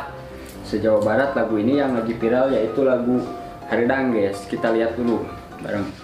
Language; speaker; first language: Indonesian; non-native, local second language; Sundanese